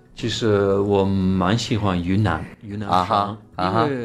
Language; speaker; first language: Chinese; non-native, fluent; English